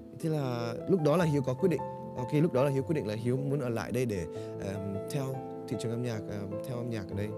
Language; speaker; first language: Vietnamese; early bilingual, heritage; Vietnamese